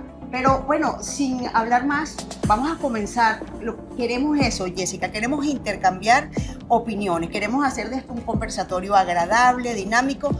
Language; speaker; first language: Spanish; native; Spanish